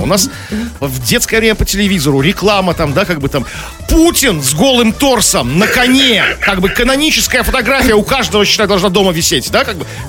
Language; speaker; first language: Russian; native; Russian